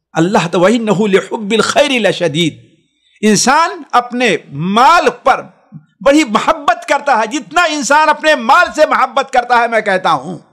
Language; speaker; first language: Hindi; native; Hindi